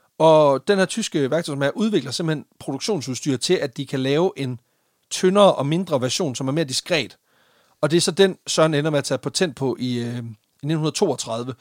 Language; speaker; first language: Danish; native; Danish